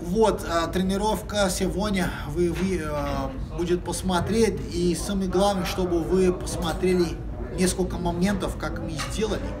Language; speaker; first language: Russian; non-native, fluent; Portuguese